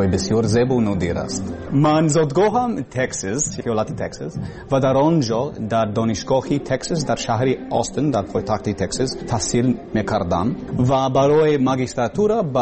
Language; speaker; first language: Persian; non-native, learner; English